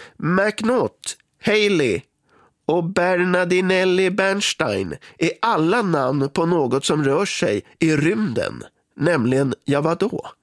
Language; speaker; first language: Swedish; native; Swedish